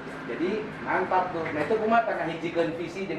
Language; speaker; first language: Indonesian; native; Indonesian